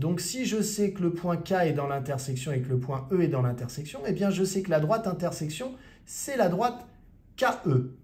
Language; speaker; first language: French; native; French